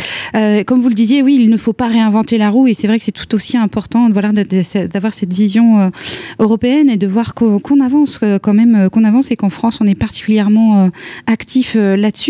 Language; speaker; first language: French; native; French